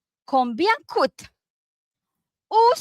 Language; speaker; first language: French; non-native, fluent; Malay